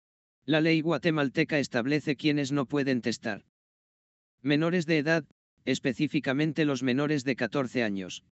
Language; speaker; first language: Spanish; native; Spanish